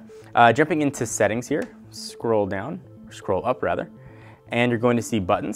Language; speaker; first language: English; native; English